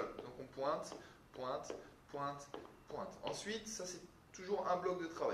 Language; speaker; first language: French; native; French